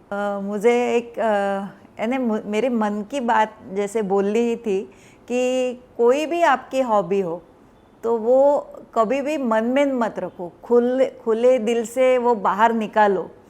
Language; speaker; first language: Hindi; non-native, local second language; Marathi